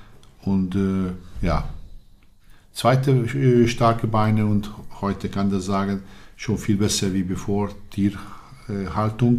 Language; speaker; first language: German; non-native, learner; Hungarian